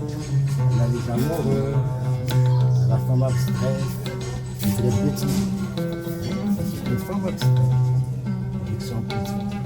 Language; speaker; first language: French; non-native, learner; Arabic